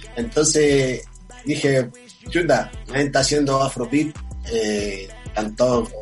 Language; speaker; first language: Spanish; non-native, fluent; Portuguese